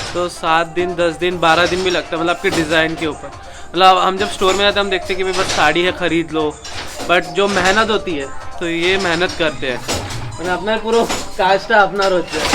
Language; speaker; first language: Hindi; non-native, local second language; Bangla